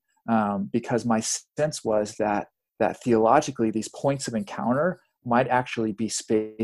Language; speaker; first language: English; native; English